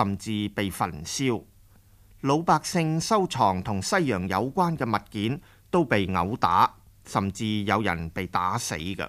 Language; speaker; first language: Chinese; non-native, local second language; Cantonese